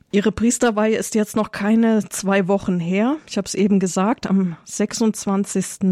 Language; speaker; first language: German; native; German